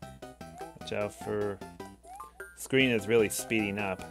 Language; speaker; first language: English; native; English